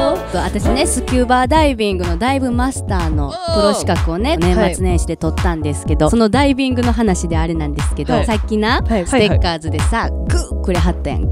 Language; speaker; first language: Japanese; native; Japanese